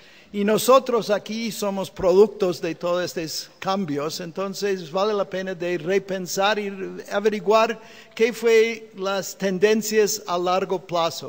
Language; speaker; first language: Spanish; non-native, fluent; English